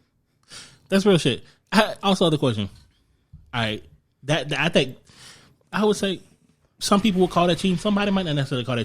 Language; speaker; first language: English; native; English